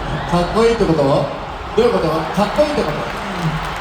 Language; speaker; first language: Japanese; native; Japanese